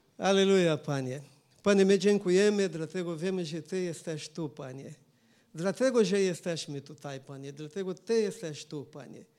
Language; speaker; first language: Polish; non-native, learner; Portuguese